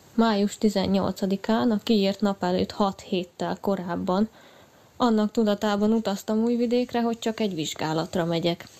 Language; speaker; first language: Hungarian; native; Hungarian